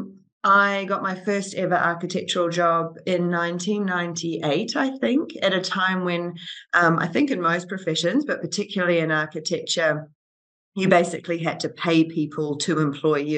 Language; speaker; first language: English; native; English